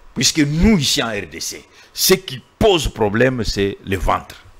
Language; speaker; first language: French; non-native, local second language; Swahili